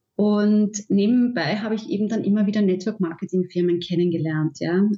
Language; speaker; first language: German; native; German